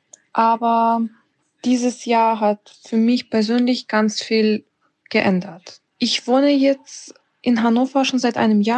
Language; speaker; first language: German; non-native, fluent; Ukrainian